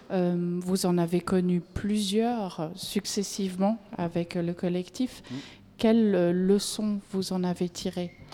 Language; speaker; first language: French; native; French